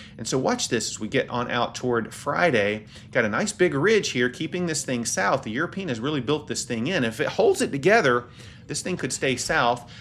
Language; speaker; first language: English; native; English